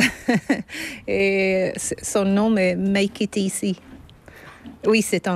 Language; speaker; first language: French; non-native, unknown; Swedish